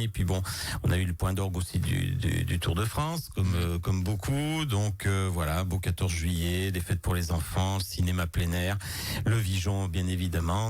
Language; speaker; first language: French; native; French